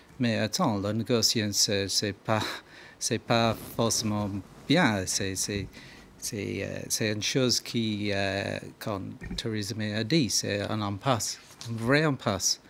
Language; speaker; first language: French; non-native, learner; English